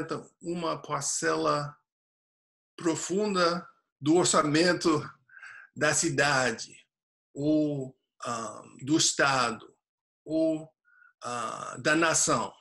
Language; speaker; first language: Portuguese; non-native, fluent; English